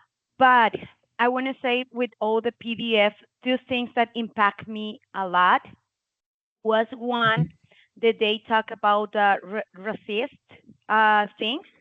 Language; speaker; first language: English; non-native, learner; Spanish